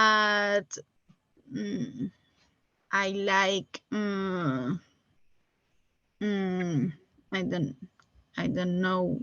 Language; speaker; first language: English; non-native, learner; Spanish